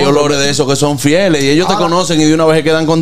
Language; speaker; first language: Spanish; native; Spanish